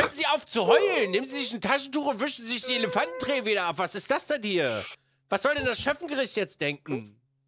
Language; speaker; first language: German; native; German